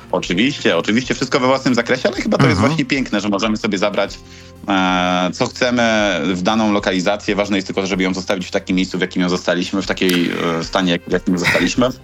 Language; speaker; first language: Polish; native; Polish